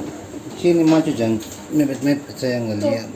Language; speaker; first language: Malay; non-native, local second language; Javanese